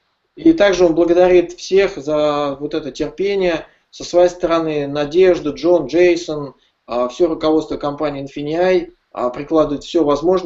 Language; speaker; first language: Russian; native; Russian